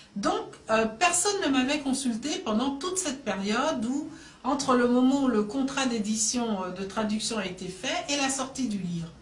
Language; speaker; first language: French; native; French